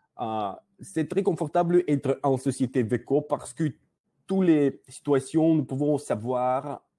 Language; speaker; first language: French; non-native, learner; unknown